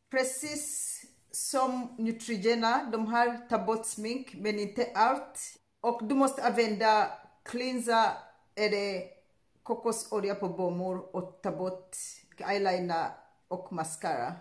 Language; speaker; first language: Swedish; non-native, learner; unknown